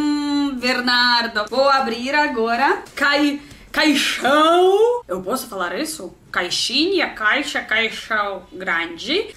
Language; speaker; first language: Portuguese; non-native, learner; Russian